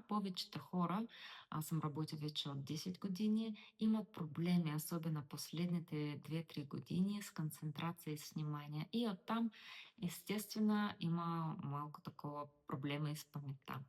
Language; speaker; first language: Bulgarian; non-native, learner; Russian